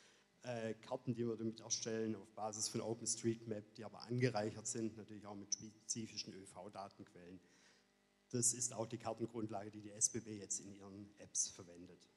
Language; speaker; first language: German; native; German